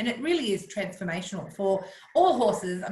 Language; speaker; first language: English; native; English